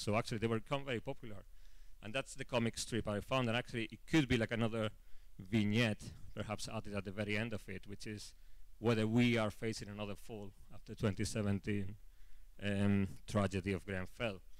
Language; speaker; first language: English; non-native, fluent; Spanish